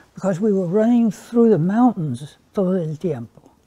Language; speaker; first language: English; native; English